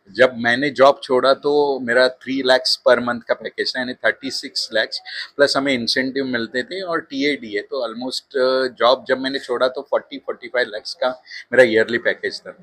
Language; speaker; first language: Hindi; non-native, local second language; Marathi